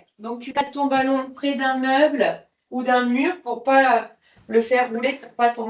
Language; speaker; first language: French; native; French